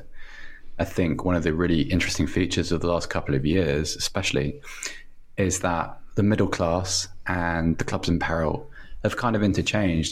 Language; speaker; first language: English; native; English